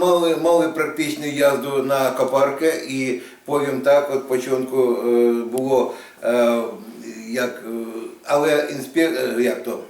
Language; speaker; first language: Polish; non-native, learner; Ukrainian